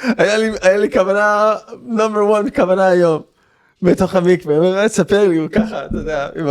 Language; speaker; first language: Hebrew; early bilingual, heritage; English